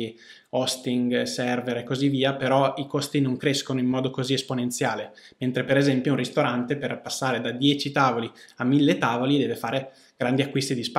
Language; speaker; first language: Italian; native; Italian